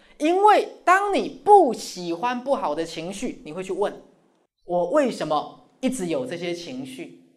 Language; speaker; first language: Chinese; native; Chinese